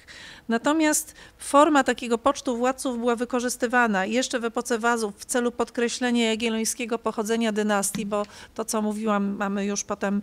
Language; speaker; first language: Polish; native; Polish